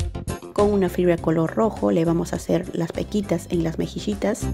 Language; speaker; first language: Spanish; native; Spanish